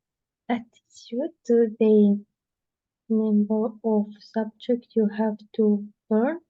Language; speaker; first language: English; non-native, learner; Russian